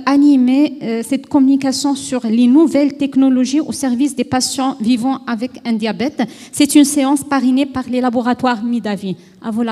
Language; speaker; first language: French; non-native, local second language; Arabic